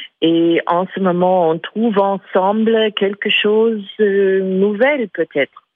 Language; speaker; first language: French; non-native, fluent; English